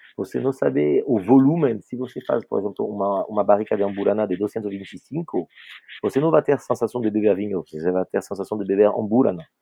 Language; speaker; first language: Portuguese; non-native, fluent; French